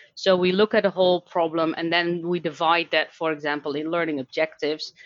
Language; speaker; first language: English; non-native, fluent; Dutch